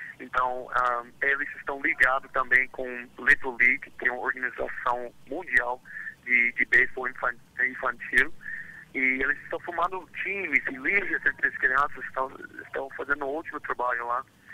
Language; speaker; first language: Portuguese; non-native, fluent; English